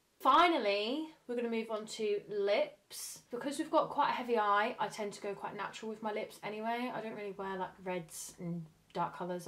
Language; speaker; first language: English; native; English